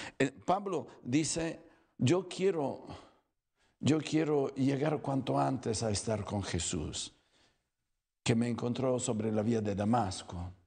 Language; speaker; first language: Spanish; non-native, fluent; Italian